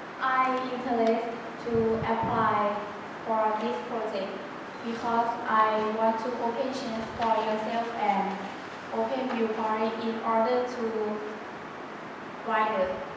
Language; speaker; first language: English; non-native, learner; Thai